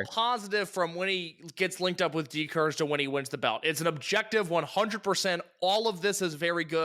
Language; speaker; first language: English; native; English